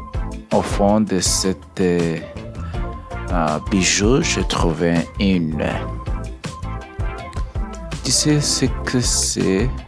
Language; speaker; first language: French; non-native, learner; English